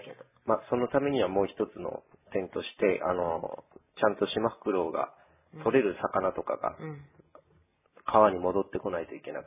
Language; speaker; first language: Japanese; native; Japanese